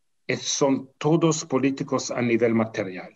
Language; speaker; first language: Spanish; non-native, fluent; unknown